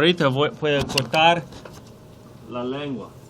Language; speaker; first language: Spanish; non-native, learner; English